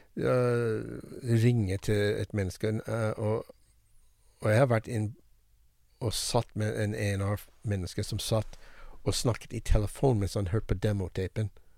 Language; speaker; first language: Norwegian; non-native, fluent; English